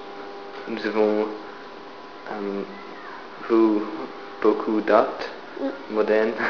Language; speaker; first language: French; non-native, learner; English